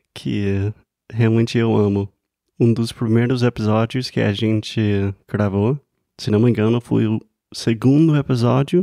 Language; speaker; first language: Portuguese; non-native, fluent; English